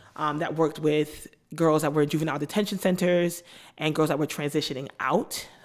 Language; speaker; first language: English; native; English